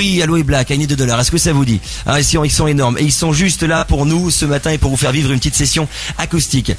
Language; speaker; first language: French; native; French